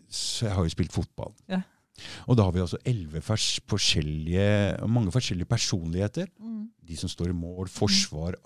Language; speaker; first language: Norwegian; native; Norwegian